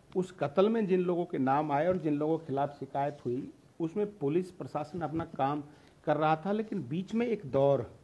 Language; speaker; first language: Hindi; native; Hindi